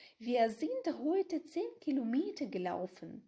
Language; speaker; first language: German; non-native, fluent; Ukrainian